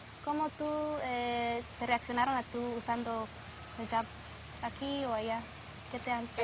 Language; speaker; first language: Spanish; non-native, learner; Arabic